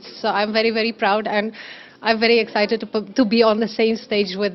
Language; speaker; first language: Hindi; non-native, learner; German